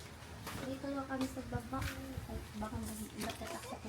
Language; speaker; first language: Filipino; native; Filipino